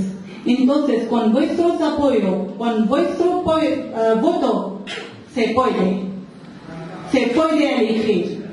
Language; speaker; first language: Spanish; non-native, local second language; Urdu